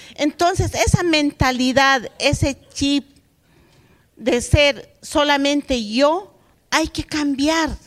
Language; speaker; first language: Spanish; non-native, local second language; Aymara